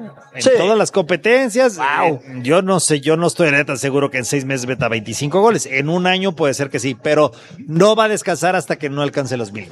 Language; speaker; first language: Spanish; native; Spanish